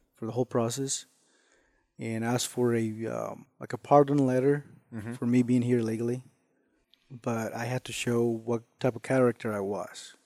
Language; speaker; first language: English; non-native, fluent; Spanish